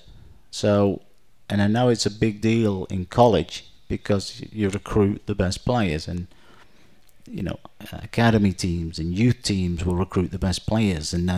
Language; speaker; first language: English; native; English